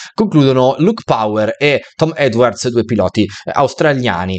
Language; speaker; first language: Italian; native; Italian